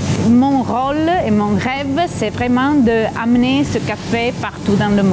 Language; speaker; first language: French; non-native, fluent; Italian